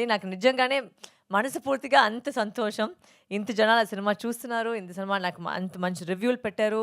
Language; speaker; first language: Telugu; non-native, fluent; Tamil